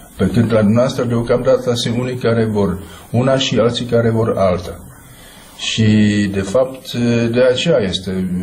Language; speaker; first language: Romanian; non-native, fluent; Czech